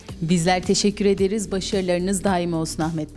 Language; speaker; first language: Turkish; native; Turkish